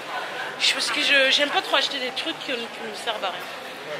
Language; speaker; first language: French; native; French